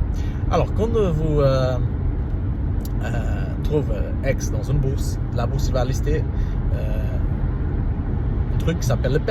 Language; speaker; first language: French; non-native, learner; Portuguese